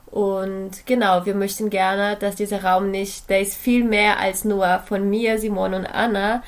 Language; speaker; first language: German; non-native, fluent; Portuguese